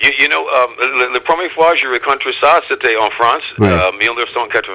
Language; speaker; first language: French; non-native, learner; English